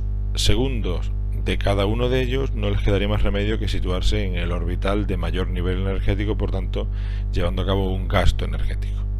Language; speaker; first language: Spanish; native; Spanish